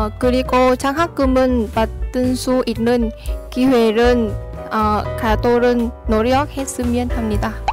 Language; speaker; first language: Korean; non-native, learner; Vietnamese